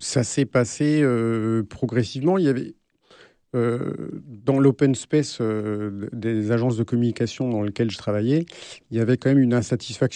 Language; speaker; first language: French; native; French